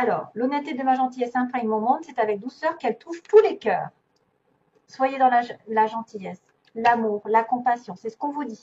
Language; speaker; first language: French; native; French